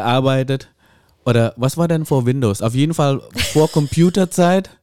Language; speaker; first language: German; non-native, fluent; Indonesian